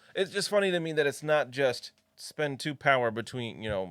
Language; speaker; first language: English; native; English